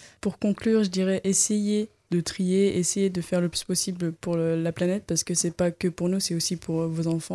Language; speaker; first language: French; native; French